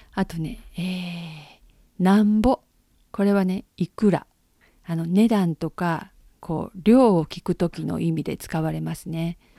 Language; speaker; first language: Japanese; native; Japanese